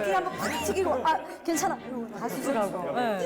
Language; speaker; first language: Korean; native; Korean